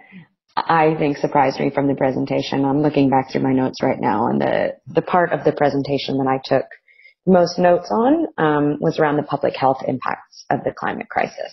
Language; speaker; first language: English; native; English